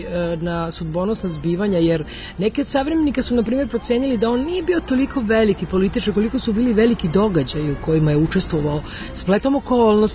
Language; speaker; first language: Serbian; native; Serbian